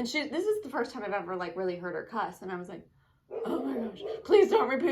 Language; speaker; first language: English; native; English